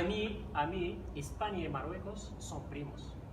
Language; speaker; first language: Spanish; non-native, fluent; Riffian